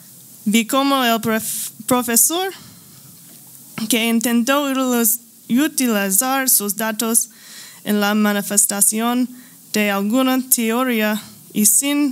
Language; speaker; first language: Spanish; non-native, learner; English